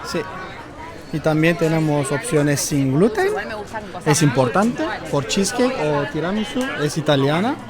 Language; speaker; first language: Spanish; non-native, fluent; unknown